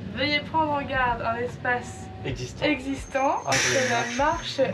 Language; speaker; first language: French; native; French